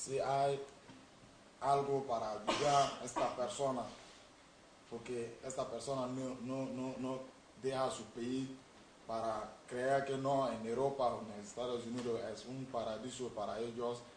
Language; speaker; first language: Spanish; non-native, learner; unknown